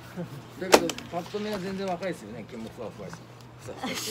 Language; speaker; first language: Japanese; native; Japanese